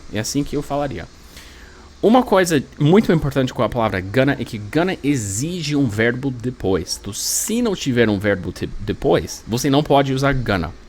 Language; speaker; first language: Portuguese; non-native, fluent; English